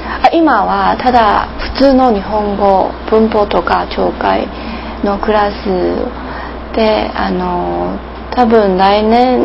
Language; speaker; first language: Japanese; non-native, learner; English